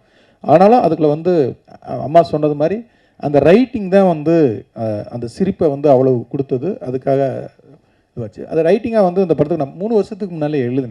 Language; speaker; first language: Tamil; native; Tamil